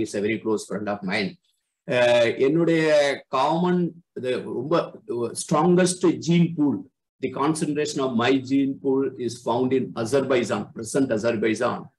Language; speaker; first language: English; non-native, local second language; Tamil